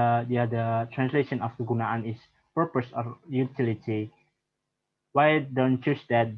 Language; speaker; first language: English; non-native, learner; Indonesian